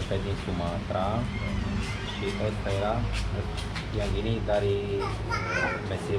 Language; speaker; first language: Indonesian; non-native, learner; Romanian